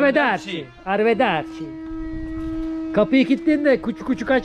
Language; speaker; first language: Turkish; native; Turkish